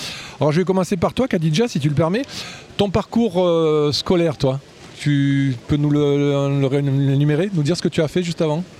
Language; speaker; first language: French; native; French